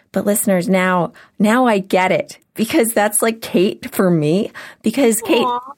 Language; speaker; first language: English; native; English